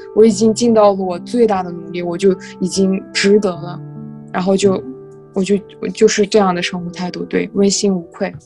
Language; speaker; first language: Chinese; non-native, local second language; Kazakh